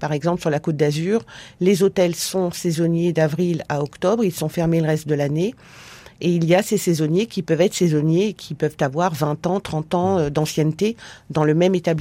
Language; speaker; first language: French; native; French